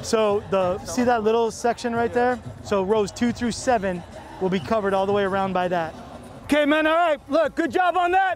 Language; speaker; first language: English; native; English